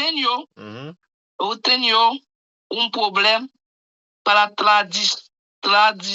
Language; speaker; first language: Portuguese; non-native, learner; Haitian Creole